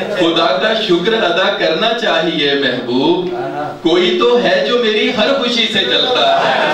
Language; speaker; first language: Urdu; non-native, local second language; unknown